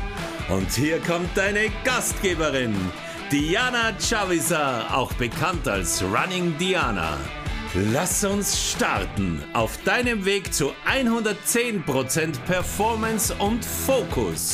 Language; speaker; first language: German; native; German